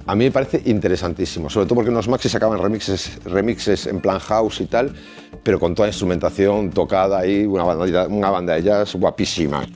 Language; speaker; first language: Galician; non-native, local second language; Spanish